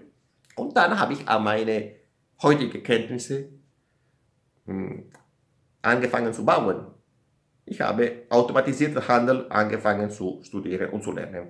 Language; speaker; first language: German; non-native, learner; Italian